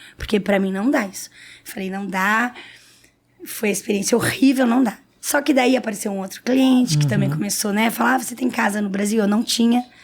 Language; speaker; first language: Portuguese; native; Portuguese